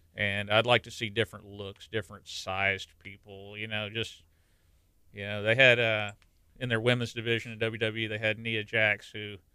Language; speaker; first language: English; native; English